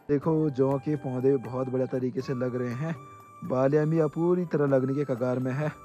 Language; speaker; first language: Hindi; non-native, local second language; Garhwali